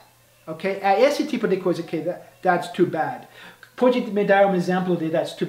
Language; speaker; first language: Portuguese; non-native, fluent; English